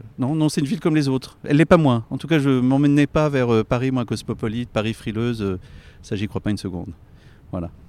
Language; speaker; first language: French; native; French